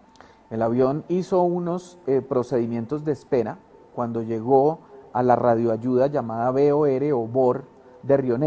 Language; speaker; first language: Spanish; native; Spanish